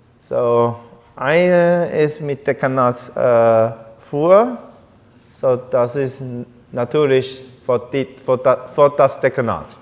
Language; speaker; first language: German; non-native, learner; Chinese